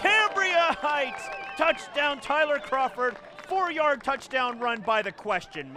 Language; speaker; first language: English; native; English